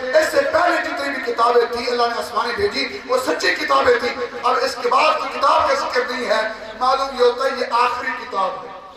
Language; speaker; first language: Urdu; non-native, local second language; Saraiki